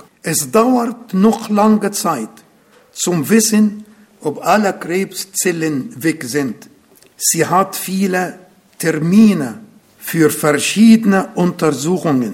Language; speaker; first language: German; non-native, fluent; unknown